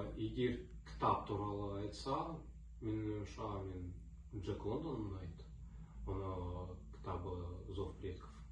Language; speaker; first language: Kazakh; non-native, local second language; Russian